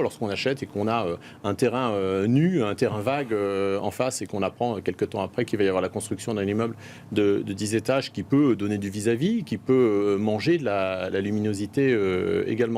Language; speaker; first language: French; native; French